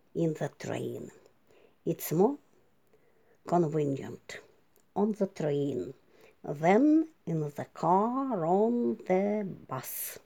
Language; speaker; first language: English; non-native, fluent; Ukrainian